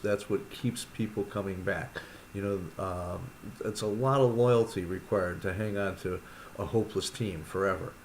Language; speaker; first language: English; native; English